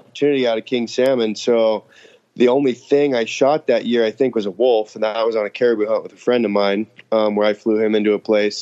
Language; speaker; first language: English; native; English